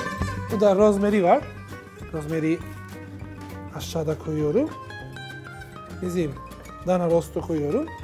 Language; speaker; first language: Turkish; non-native, fluent; Italian